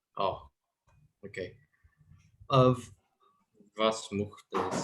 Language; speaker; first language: German; non-native, learner; Indonesian